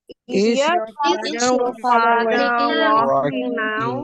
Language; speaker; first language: English; non-native, learner; Indonesian